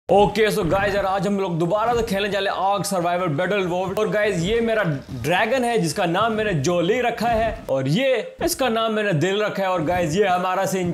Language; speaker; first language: Hindi; native; Hindi